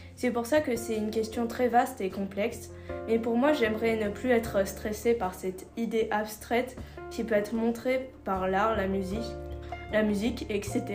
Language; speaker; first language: French; native; French